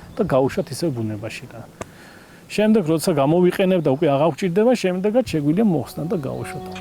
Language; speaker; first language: Georgian; native; Georgian